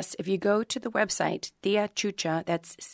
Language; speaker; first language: English; early bilingual, other home language; Spanish